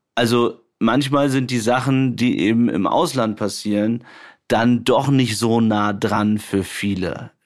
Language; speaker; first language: German; native; German